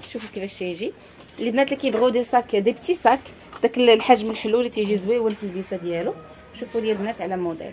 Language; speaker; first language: Arabic; native; Arabic